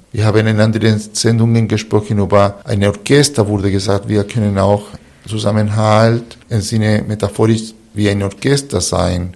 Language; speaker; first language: German; non-native, fluent; Spanish